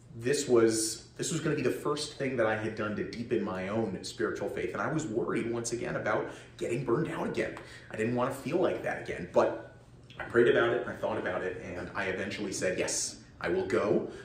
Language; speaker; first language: English; native; English